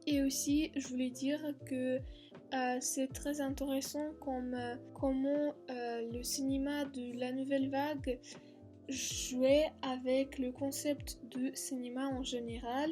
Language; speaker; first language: French; non-native, learner; Russian